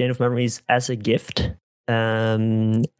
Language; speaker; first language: English; non-native, fluent; Dutch